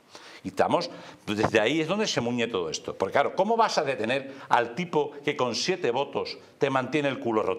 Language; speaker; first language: Spanish; native; Spanish